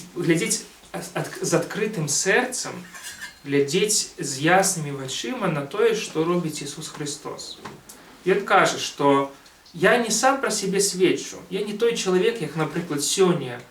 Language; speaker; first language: Belarusian; non-native, local second language; Russian